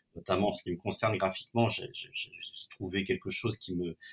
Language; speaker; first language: French; native; French